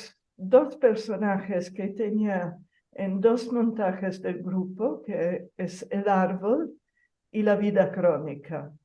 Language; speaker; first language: Spanish; non-native, fluent; Italian